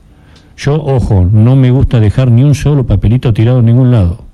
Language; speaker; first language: Spanish; native; Spanish